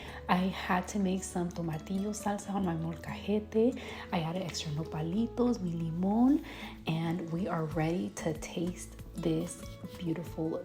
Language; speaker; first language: English; early bilingual, other home language; Spanish